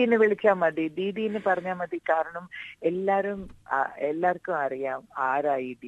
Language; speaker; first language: Malayalam; non-native, local second language; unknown